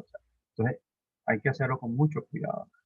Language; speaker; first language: Spanish; native; Spanish